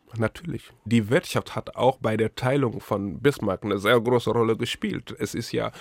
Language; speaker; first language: German; non-native, fluent; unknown